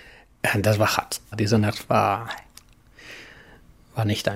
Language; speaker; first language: German; non-native, fluent; Spanish